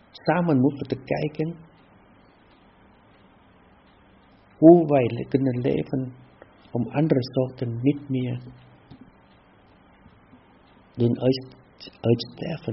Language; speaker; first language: Dutch; non-native, fluent; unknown